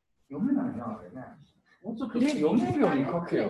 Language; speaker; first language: Japanese; native; Japanese